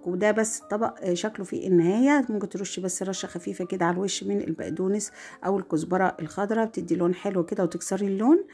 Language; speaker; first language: Arabic; native; Arabic